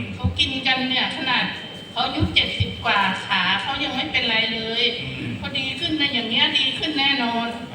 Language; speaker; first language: Thai; native; Thai